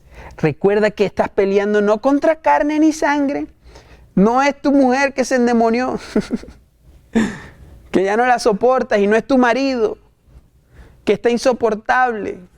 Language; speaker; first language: Spanish; native; Spanish